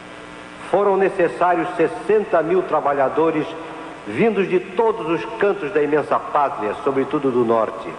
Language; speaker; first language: Portuguese; native; Portuguese